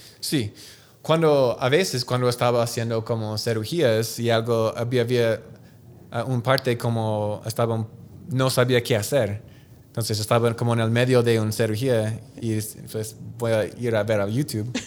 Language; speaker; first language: Spanish; non-native, learner; English